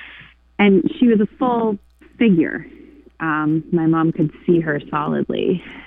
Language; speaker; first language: English; native; English